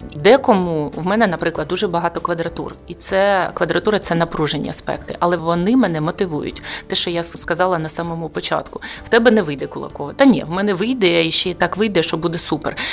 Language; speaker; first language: Ukrainian; non-native, local second language; Russian